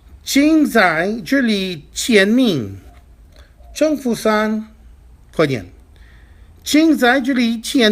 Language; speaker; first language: Chinese; non-native, fluent; English